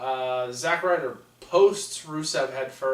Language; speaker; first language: English; native; English